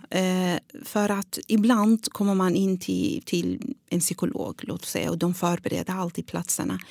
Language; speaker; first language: Swedish; non-native, fluent; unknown